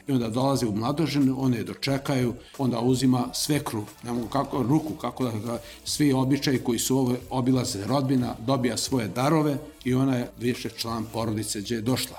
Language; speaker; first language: Serbian; non-native, local second language; Macedonian